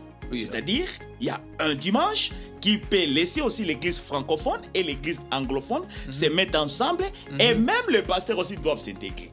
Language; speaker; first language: French; non-native, local second language; Lingala